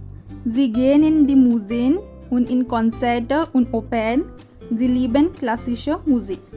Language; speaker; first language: German; non-native, fluent; Hindi